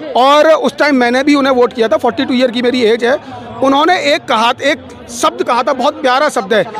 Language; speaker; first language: Hindi; native; Hindi